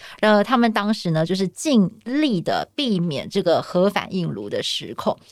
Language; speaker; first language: Chinese; native; Chinese